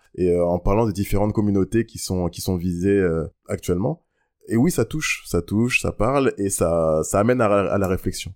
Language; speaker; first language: French; early bilingual, other home language; Lingala